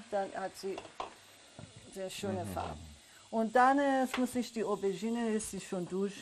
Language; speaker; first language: German; non-native, learner; Persian